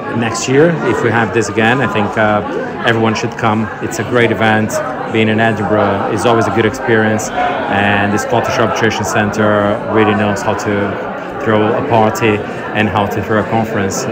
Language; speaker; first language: English; non-native, fluent; Portuguese